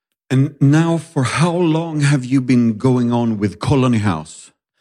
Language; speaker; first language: English; non-native, fluent; Swedish